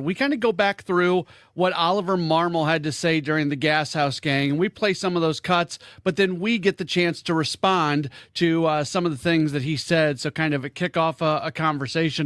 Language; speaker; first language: English; native; English